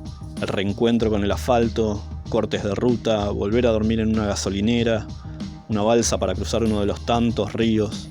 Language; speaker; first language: Spanish; native; Spanish